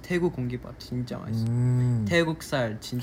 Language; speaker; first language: Korean; non-native, fluent; Chinese